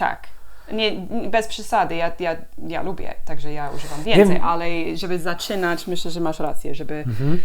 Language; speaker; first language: Polish; non-native, learner; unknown